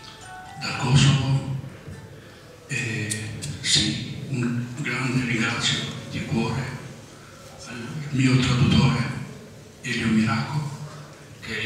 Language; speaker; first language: Italian; non-native, fluent; Albanian